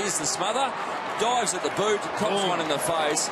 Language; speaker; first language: English; native; English